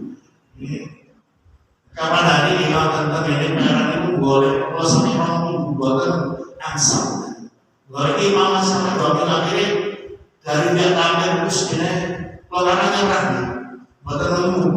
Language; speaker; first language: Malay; non-native, local second language; Javanese